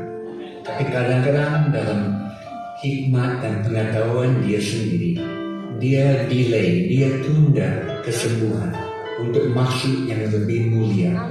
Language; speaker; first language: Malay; non-native, fluent; English